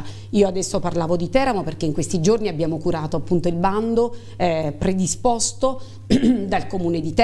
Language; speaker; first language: Italian; native; Italian